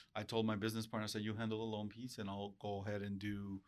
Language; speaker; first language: English; early bilingual, other home language; Spanish